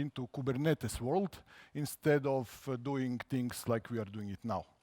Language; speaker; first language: English; non-native, fluent; Croatian